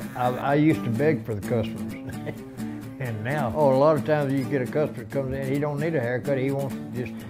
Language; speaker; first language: English; native; English